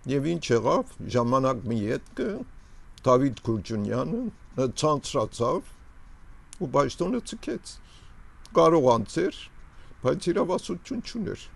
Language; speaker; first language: Armenian; early bilingual, heritage; Armenian